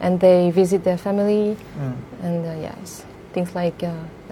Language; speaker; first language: English; non-native, fluent; French